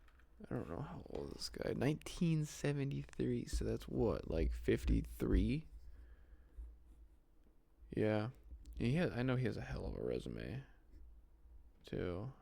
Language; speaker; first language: English; native; English